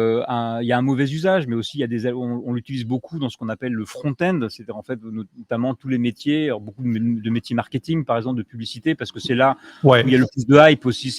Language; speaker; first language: French; native; French